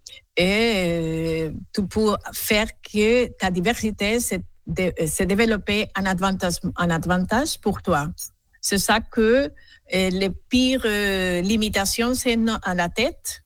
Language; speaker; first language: French; non-native, learner; Spanish